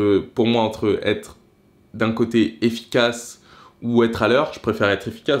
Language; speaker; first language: French; native; French